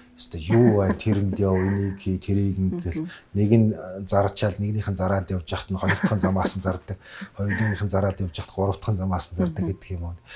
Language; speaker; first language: Mongolian; native; Mongolian